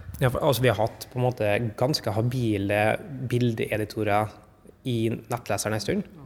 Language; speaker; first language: Norwegian; native; Norwegian